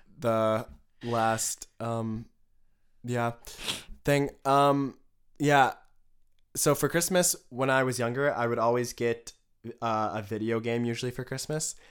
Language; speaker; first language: English; native; English